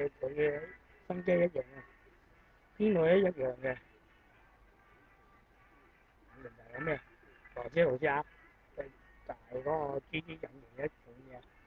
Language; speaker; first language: Chinese; native; Chinese